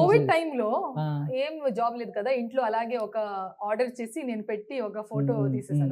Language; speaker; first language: Telugu; non-native, learner; Kannada